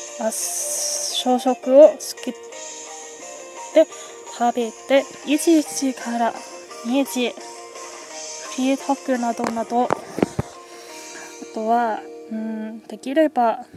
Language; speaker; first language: Japanese; non-native, learner; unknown